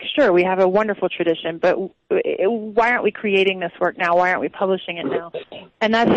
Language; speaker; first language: English; native; English